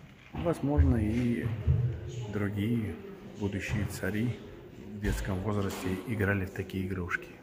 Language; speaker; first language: Russian; native; Russian